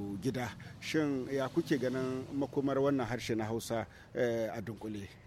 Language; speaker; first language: Hausa; native; Hausa